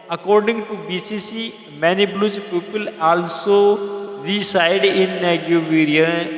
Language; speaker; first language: English; non-native, local second language; Hindi